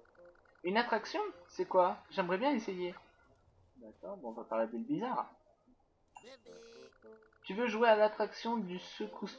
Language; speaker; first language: French; native; French